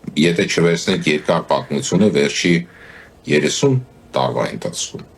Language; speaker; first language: Armenian; native; Armenian